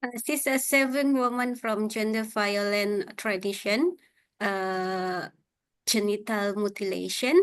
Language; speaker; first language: English; non-native, learner; Indonesian